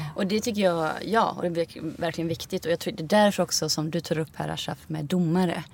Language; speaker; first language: Swedish; early bilingual, other home language; Icelandic